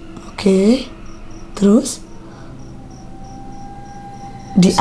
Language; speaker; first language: Indonesian; native; Indonesian